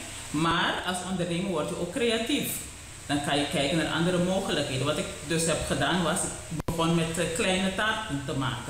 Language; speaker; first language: Dutch; non-native, local second language; Papiamento